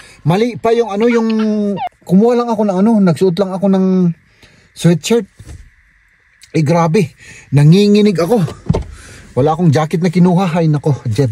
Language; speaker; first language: Filipino; non-native, local second language; Iloko